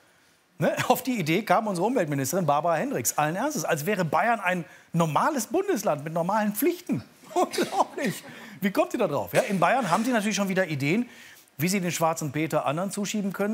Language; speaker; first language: German; native; German